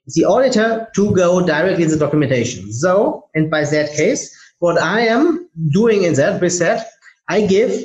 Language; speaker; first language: English; non-native, fluent; German